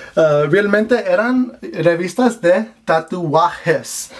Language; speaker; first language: Spanish; non-native, learner; English